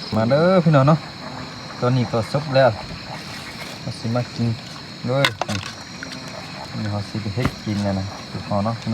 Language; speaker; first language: Thai; non-native, local second language; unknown